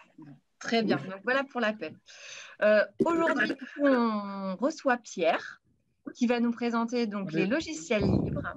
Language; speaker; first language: French; native; French